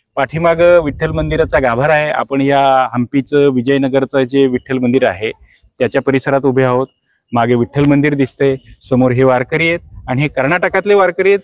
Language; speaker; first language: Marathi; native; Marathi